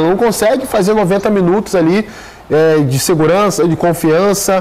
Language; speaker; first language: Portuguese; native; Portuguese